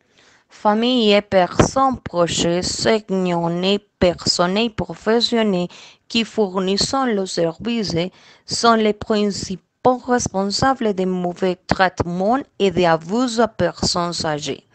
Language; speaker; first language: French; non-native, learner; Spanish